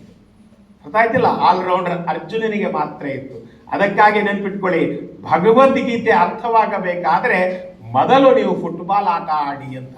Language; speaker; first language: Kannada; native; Kannada